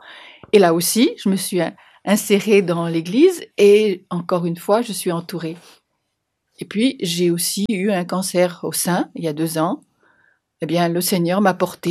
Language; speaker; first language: French; native; French